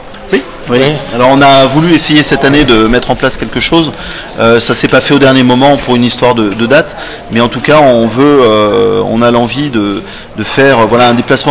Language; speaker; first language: French; native; French